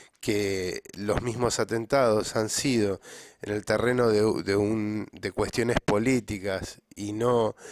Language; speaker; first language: Spanish; native; Spanish